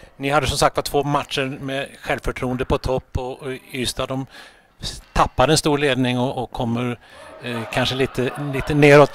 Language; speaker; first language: Swedish; native; Swedish